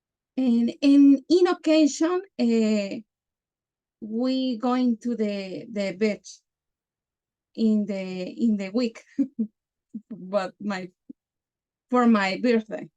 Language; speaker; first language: English; non-native, learner; Spanish